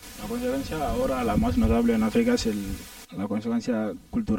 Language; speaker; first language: Spanish; non-native, learner; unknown